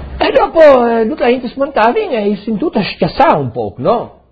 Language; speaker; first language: Italian; non-native, learner; Friulian